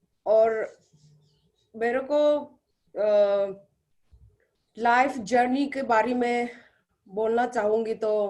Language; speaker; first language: Hindi; non-native, local second language; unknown